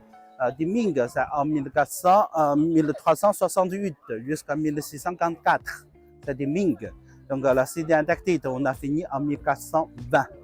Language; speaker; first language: French; non-native, learner; Chinese